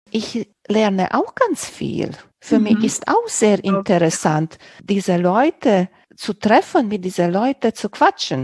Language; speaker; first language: German; non-native, local second language; Romanian